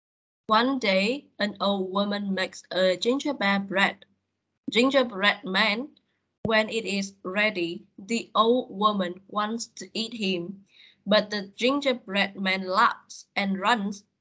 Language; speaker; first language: English; non-native, fluent; Vietnamese